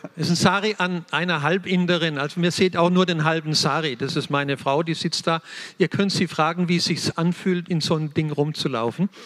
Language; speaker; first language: German; native; German